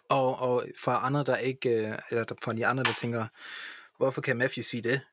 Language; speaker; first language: Danish; early bilingual, other home language; English